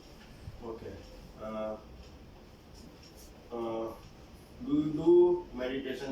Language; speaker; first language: English; non-native, local second language; Gujarati